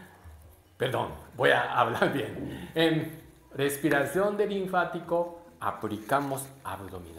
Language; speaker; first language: Spanish; non-native, learner; Japanese